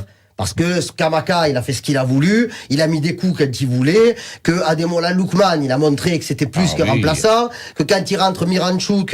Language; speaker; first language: French; native; French